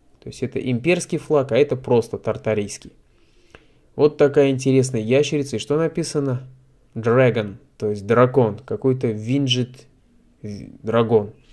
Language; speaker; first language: Russian; native; Russian